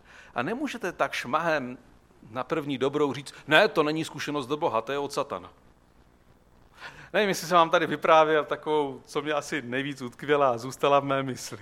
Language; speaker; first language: Czech; native; Czech